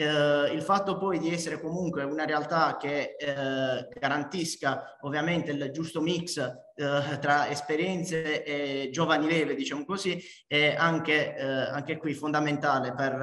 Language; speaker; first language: Italian; native; Italian